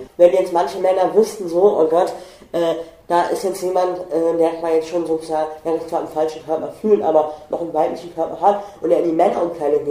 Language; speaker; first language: German; native; German